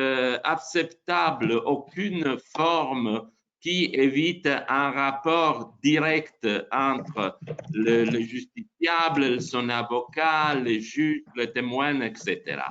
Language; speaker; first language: French; non-native, fluent; Italian